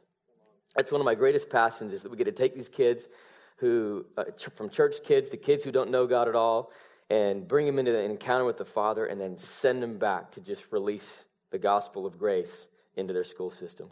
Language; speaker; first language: English; native; English